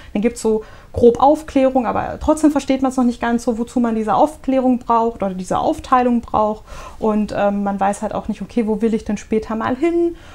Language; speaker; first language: German; early bilingual, other home language; Russian